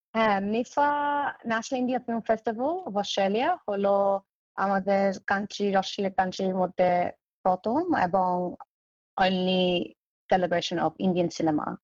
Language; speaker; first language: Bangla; early bilingual, heritage; Bangla